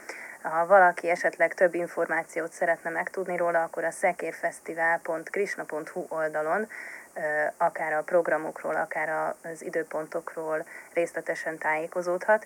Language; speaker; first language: Hungarian; native; Hungarian